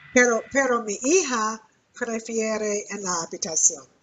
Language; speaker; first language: Spanish; non-native, learner; English